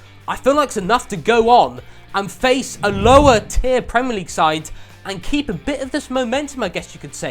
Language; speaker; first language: English; native; English